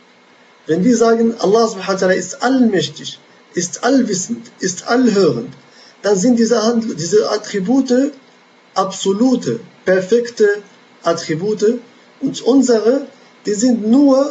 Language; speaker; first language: German; non-native, fluent; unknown